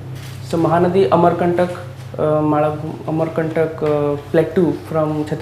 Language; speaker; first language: English; non-native, local second language; Odia